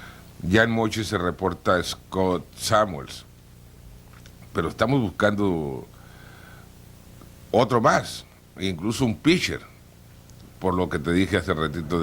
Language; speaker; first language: Spanish; native; Spanish